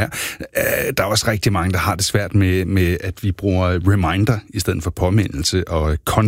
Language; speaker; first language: Danish; native; Danish